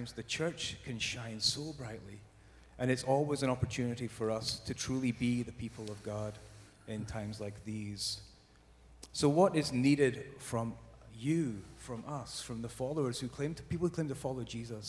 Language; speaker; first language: English; native; English